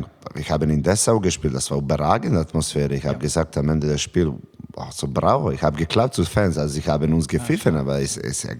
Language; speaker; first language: German; non-native, learner; Serbian